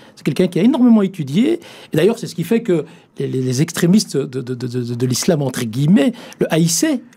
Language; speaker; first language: French; native; French